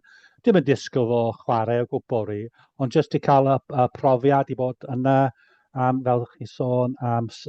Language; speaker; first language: Welsh; non-native, fluent; English